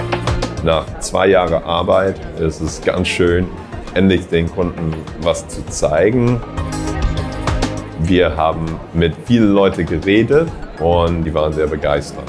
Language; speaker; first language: German; non-native, fluent; English